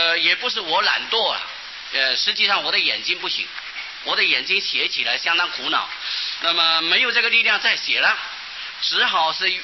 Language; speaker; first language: Chinese; non-native, local second language; Hakka Chinese